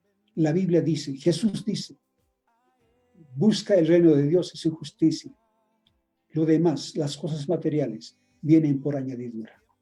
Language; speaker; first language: Spanish; native; Spanish